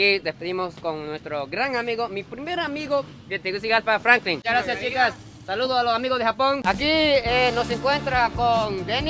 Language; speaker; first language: Spanish; non-native, fluent; Japanese